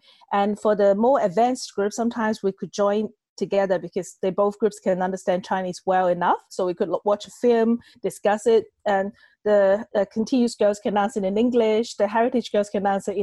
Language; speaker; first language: English; non-native, local second language; Cantonese